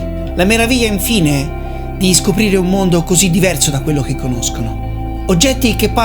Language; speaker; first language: Italian; native; Italian